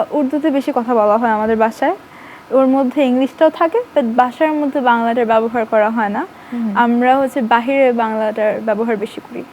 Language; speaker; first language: Bangla; early bilingual, other home language; Urdu